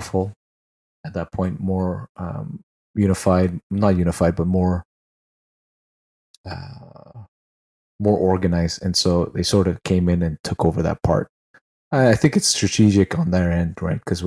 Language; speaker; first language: English; non-native, local second language; Tangkhul Naga (India)